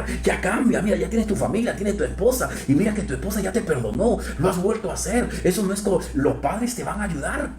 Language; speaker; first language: Spanish; native; Spanish